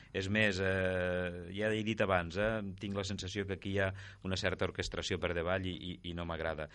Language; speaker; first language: Catalan; native; Catalan